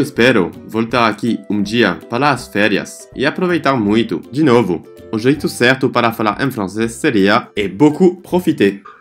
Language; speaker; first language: Portuguese; non-native, fluent; French